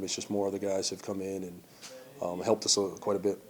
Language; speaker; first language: English; native; English